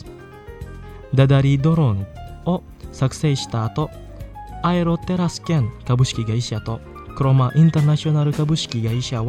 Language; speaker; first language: Japanese; non-native, fluent; Indonesian